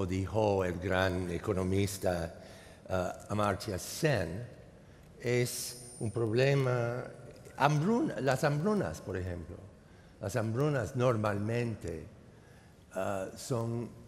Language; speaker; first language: Spanish; non-native, fluent; English